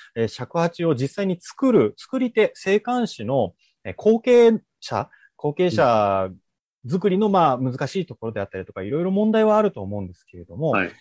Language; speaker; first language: Japanese; native; Japanese